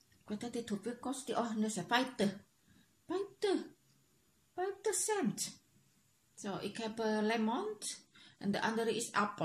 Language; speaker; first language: Dutch; non-native, learner; Indonesian